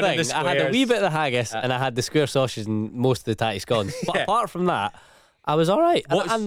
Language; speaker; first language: English; native; English